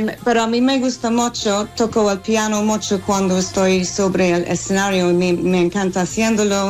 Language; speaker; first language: Spanish; non-native, learner; English